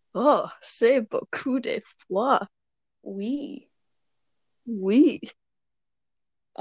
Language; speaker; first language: French; non-native, learner; English